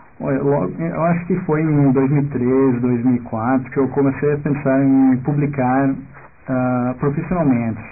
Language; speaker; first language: Portuguese; non-native, fluent; English